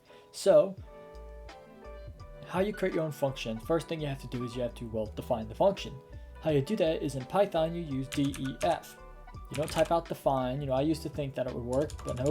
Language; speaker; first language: English; native; English